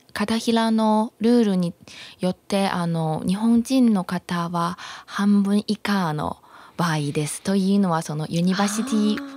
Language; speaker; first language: Japanese; non-native, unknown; Chinese